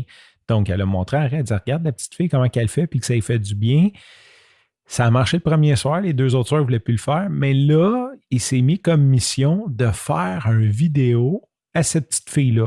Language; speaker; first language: French; native; French